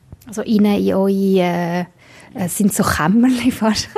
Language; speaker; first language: German; native; German